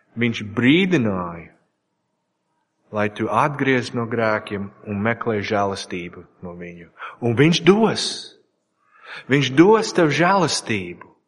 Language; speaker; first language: Latvian; non-native, learner; English